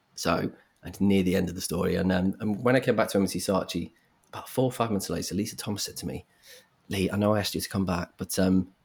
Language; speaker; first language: English; native; English